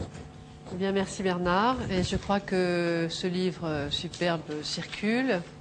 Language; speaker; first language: French; native; French